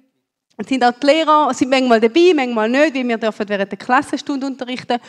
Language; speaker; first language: German; native; German